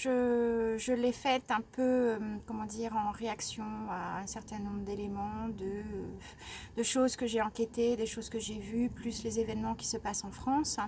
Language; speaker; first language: French; native; French